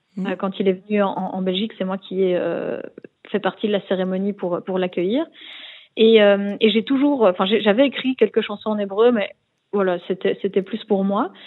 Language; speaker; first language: French; native; French